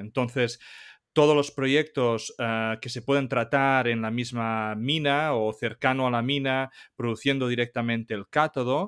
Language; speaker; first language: Spanish; native; Spanish